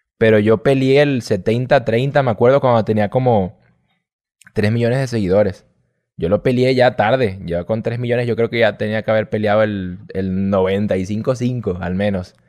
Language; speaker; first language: Spanish; native; Spanish